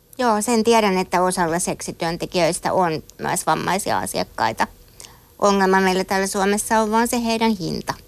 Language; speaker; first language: Finnish; native; Finnish